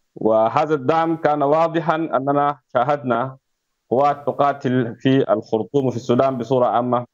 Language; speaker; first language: Arabic; native; Arabic